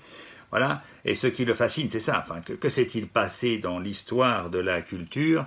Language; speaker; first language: French; native; French